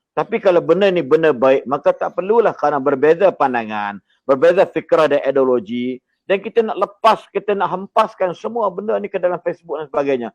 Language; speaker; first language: Malay; native; Malay